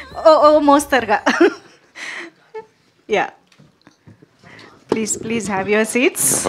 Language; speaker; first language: Telugu; native; Telugu